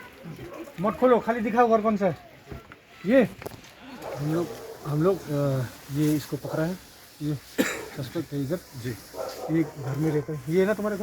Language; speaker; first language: Hindi; non-native, local second language; Khasi